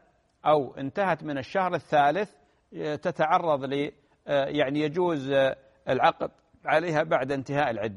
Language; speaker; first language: Arabic; native; Arabic